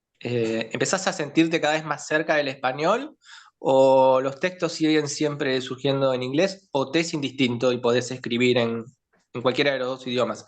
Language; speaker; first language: Spanish; native; Spanish